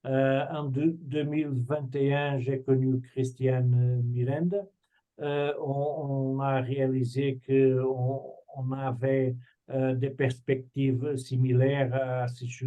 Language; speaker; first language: French; non-native, fluent; Portuguese